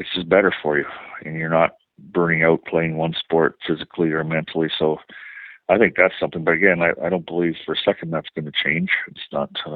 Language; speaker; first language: English; native; English